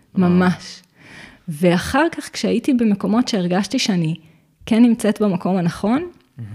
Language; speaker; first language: Hebrew; native; Hebrew